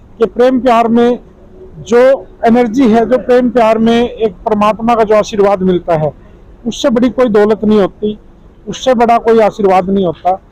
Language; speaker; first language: Hindi; non-native, local second language; Punjabi